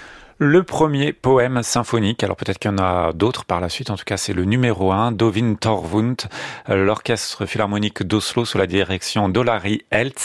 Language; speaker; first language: French; native; French